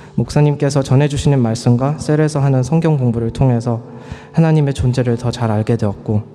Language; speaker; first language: Korean; early bilingual, other home language; English